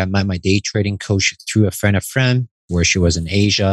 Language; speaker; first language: English; non-native, fluent; Chinese